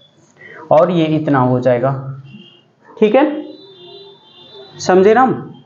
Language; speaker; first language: Hindi; native; Hindi